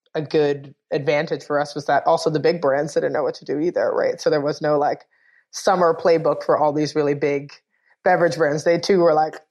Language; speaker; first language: English; native; English